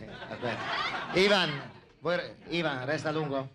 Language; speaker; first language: Italian; native; Italian